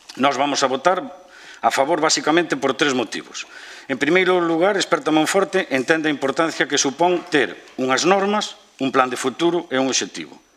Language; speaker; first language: Galician; native; Galician